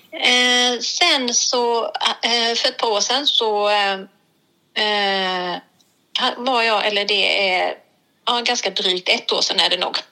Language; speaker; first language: Swedish; native; Swedish